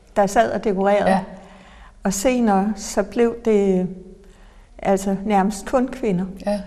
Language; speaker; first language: Danish; native; Danish